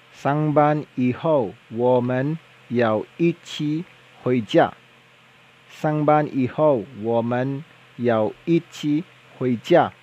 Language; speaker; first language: Chinese; non-native, learner; Filipino